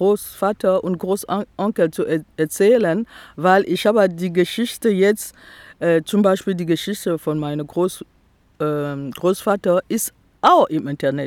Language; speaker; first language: German; non-native, fluent; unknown